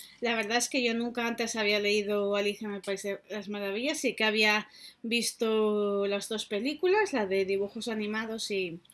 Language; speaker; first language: Spanish; native; Spanish